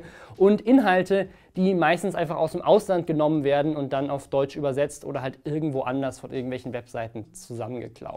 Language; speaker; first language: German; native; German